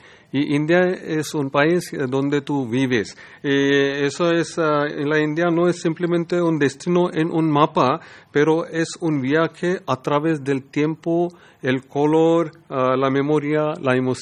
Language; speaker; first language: Spanish; non-native, learner; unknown